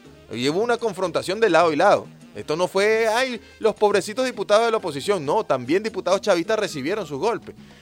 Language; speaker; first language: Spanish; native; Spanish